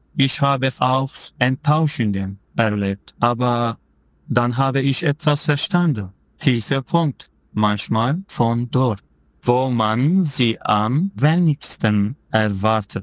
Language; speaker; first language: German; non-native, fluent; Turkish